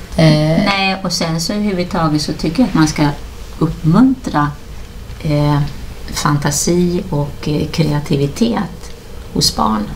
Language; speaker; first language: Swedish; native; Swedish